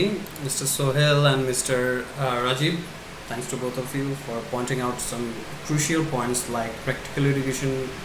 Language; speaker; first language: English; non-native, fluent; Bangla